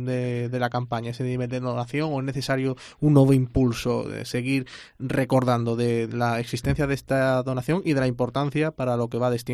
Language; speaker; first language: Spanish; native; Spanish